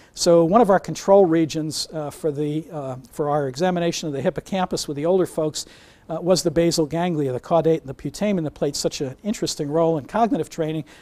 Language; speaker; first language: English; native; English